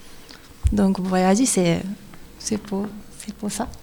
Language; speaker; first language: French; non-native, learner; Japanese